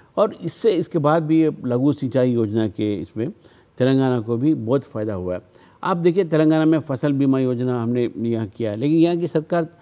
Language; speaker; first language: Hindi; non-native, local second language; Telugu